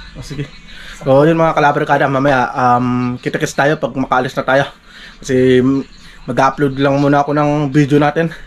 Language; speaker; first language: Filipino; native; Filipino